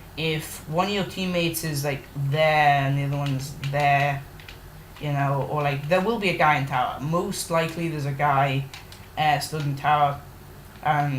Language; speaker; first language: English; native; English